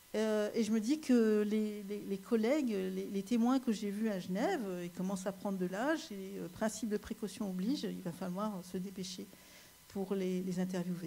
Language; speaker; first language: French; native; French